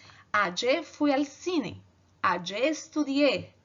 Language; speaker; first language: Spanish; non-native, learner; Portuguese